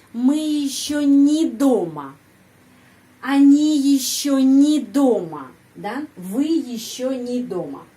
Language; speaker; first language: Russian; non-native, fluent; Indonesian